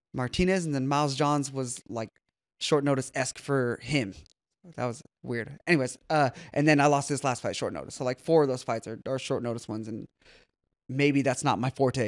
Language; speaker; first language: English; native; English